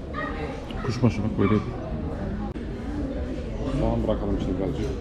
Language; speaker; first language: Turkish; native; Turkish